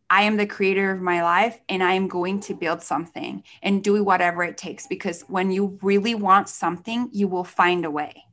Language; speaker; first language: English; early bilingual, other home language; Spanish